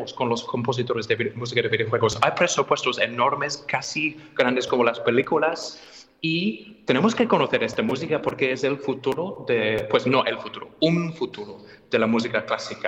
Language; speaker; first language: Spanish; non-native, fluent; English